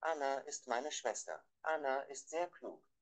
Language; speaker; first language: German; non-native, learner; Vietnamese